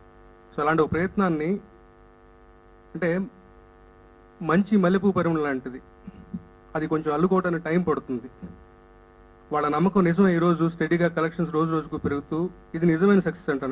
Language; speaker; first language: Telugu; native; Telugu